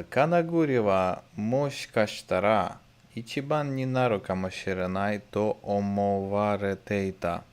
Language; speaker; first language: Japanese; non-native, learner; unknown